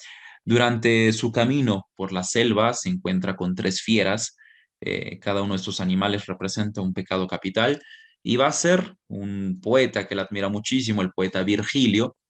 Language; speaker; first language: Spanish; native; Spanish